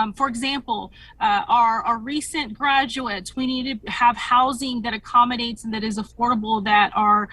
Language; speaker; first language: English; early bilingual, other home language; Spanish